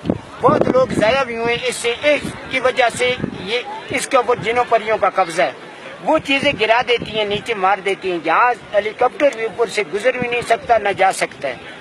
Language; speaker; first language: Hindi; non-native, local second language; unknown